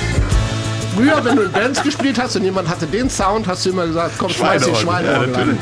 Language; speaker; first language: German; native; German